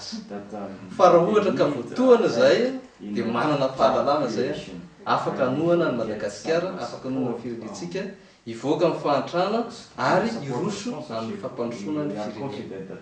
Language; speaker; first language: Malagasy; native; Malagasy